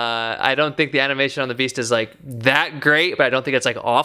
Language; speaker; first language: English; native; English